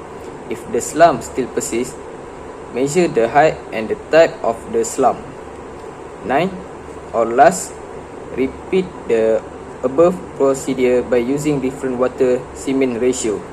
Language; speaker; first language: English; non-native, learner; Malay